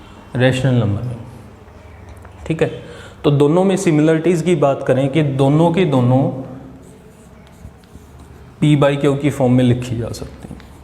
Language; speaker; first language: Hindi; native; Hindi